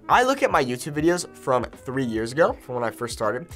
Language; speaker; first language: English; native; English